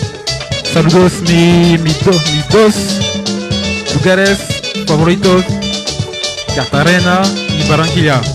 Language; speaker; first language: Spanish; non-native, learner; French